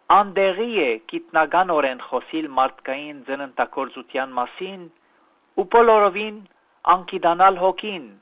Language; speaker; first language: Armenian; early bilingual, heritage; Armenian